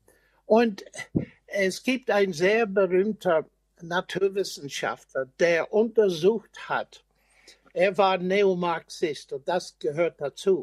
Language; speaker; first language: German; non-native, fluent; English